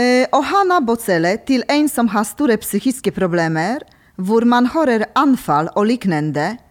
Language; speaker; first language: Norwegian; non-native, fluent; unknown